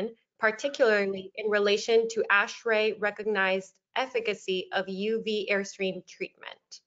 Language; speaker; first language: English; native; English